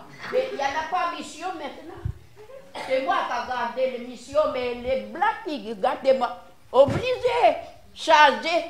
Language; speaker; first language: French; non-native, local second language; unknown